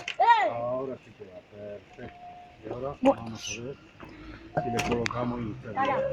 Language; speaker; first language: Spanish; native; Spanish